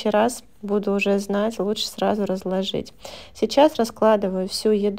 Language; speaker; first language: Russian; native; Russian